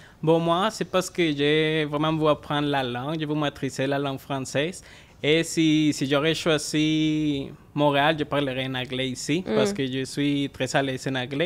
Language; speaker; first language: French; non-native, fluent; Spanish